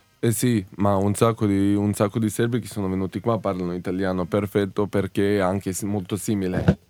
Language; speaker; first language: Italian; non-native, fluent; Serbian